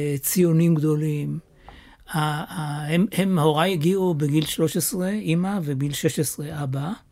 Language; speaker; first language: Hebrew; native; Hebrew